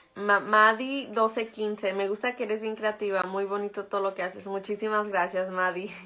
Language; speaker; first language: Spanish; early bilingual, heritage; Spanish